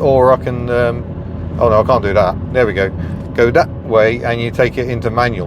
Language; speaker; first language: English; native; English